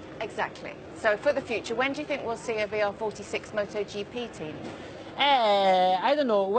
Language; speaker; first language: English; native; English